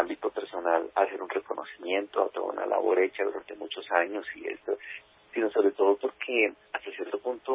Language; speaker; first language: Spanish; native; Spanish